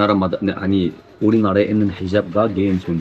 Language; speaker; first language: Korean; non-native, learner; Arabic